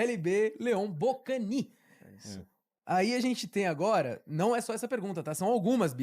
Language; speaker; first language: Portuguese; native; Portuguese